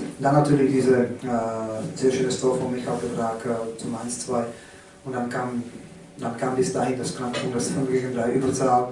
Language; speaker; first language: German; non-native, learner; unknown